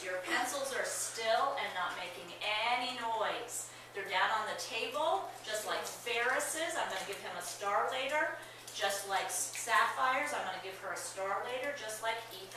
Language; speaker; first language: English; native; English